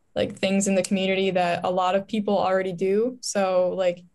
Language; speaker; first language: English; native; English